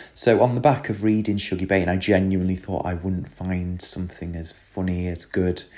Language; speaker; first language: English; native; English